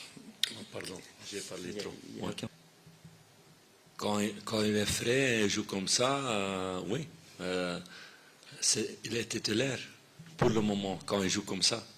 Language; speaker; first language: French; non-native, fluent; Dutch